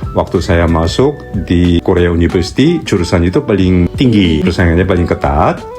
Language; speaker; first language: Indonesian; non-native, fluent; Korean